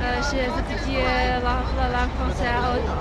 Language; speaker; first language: French; non-native, learner; Czech